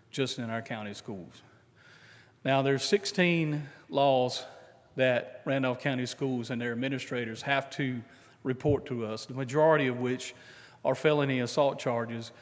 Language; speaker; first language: English; native; English